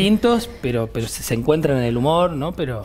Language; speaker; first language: Spanish; native; Spanish